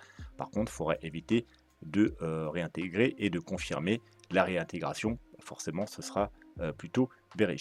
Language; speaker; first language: French; native; French